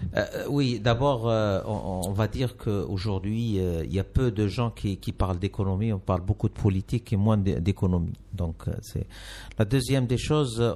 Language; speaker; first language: French; non-native, local second language; Arabic